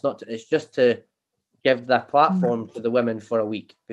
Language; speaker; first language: English; native; English